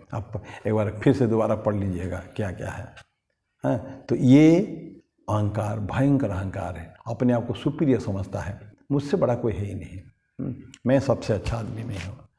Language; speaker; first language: Hindi; non-native, local second language; Bangla